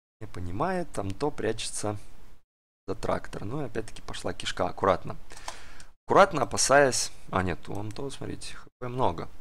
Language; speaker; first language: Russian; native; Russian